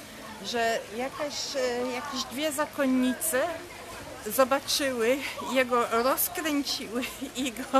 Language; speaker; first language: Polish; early bilingual, heritage; Polish